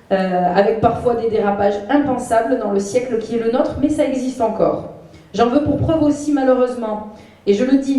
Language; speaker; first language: French; native; French